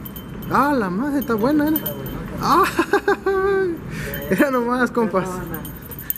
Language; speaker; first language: Spanish; native; Spanish